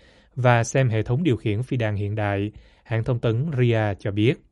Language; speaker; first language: Vietnamese; native; Vietnamese